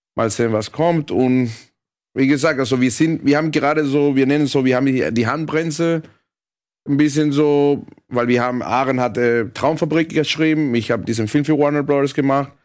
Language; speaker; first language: German; non-native, fluent; Spanish